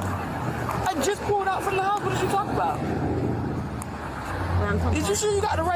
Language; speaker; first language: English; native; English